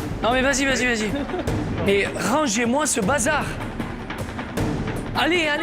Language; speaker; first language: French; native; French